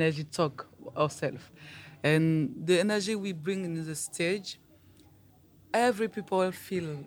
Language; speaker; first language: English; non-native, learner; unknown